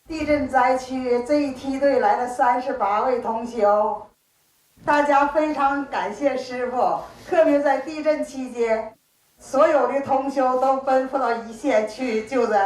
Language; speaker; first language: Chinese; native; Chinese